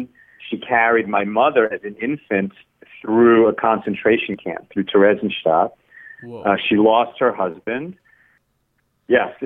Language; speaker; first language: English; early bilingual, other home language; Spanish